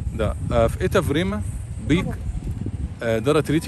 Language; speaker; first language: Russian; non-native, local second language; Arabic